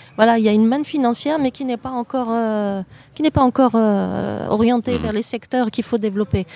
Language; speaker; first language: French; native; French